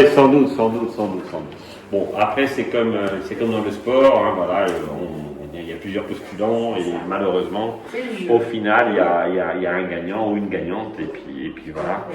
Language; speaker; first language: French; native; French